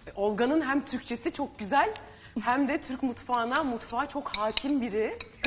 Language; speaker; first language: Turkish; native; Turkish